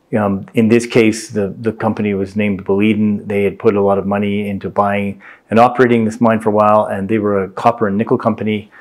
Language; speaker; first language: English; native; English